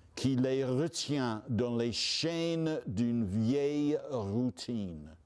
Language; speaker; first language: French; non-native, fluent; English